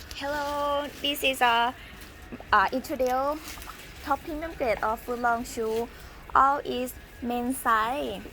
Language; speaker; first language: English; non-native, learner; Thai